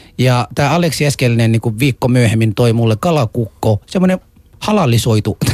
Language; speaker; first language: Finnish; non-native, fluent; Arabic